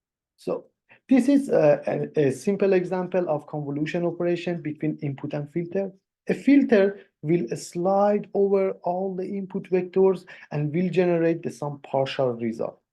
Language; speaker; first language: English; non-native, fluent; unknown